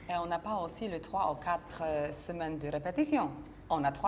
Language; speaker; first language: French; non-native, fluent; Polish